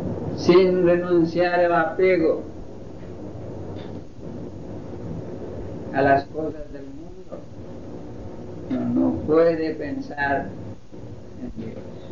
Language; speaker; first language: Spanish; non-native, fluent; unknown